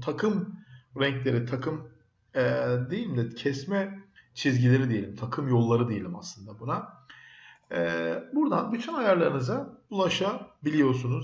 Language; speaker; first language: Turkish; native; Turkish